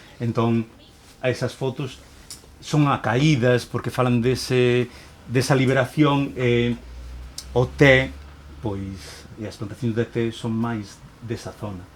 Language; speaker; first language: Galician; native; Galician